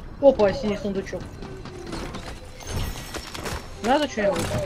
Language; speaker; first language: Russian; native; Russian